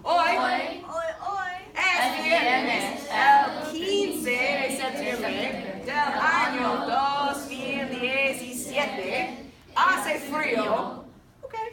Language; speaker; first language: Spanish; non-native, fluent; English